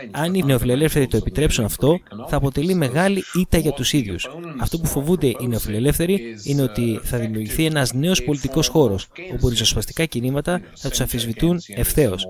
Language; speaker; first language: Greek; native; Greek